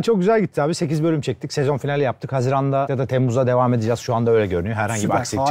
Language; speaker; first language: Turkish; native; Turkish